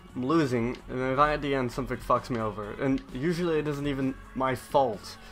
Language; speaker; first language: English; native; English